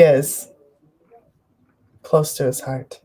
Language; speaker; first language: English; native; English